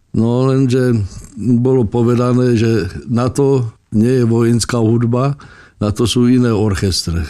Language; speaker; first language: Slovak; native; Slovak